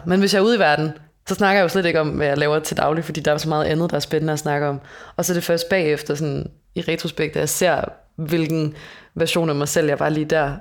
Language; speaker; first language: Danish; native; Danish